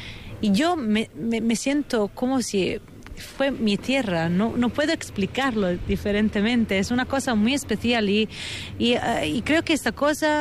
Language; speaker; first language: Spanish; non-native, fluent; Italian